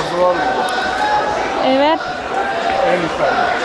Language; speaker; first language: Turkish; non-native, learner; Indonesian